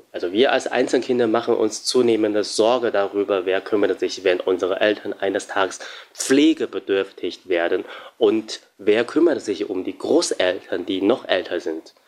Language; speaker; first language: German; non-native, fluent; Chinese